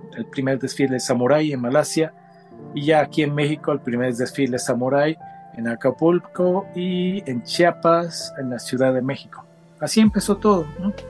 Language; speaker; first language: Spanish; native; Spanish